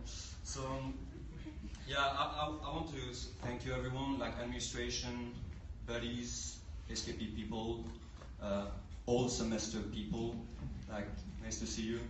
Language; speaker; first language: English; non-native, learner; French